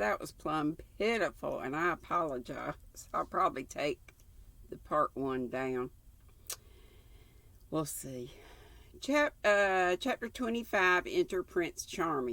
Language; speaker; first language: English; native; English